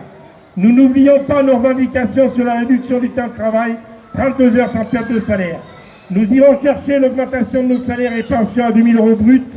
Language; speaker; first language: French; native; French